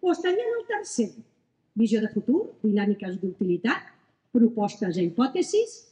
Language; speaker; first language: Catalan; native; Catalan